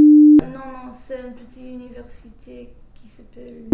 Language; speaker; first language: French; non-native, fluent; English